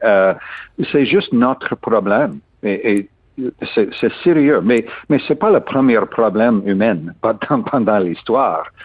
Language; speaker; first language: French; non-native, learner; English